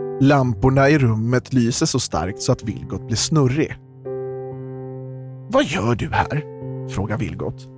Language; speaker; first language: Swedish; native; Swedish